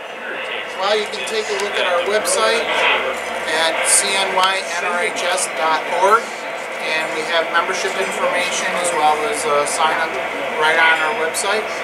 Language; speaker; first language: English; native; English